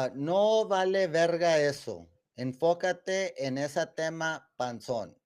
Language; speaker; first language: Spanish; early bilingual, other home language; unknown